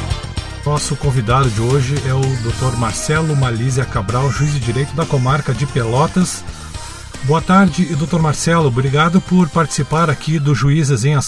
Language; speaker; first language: Portuguese; native; Portuguese